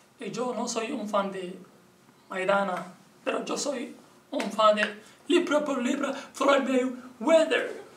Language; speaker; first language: Spanish; non-native, learner; Portuguese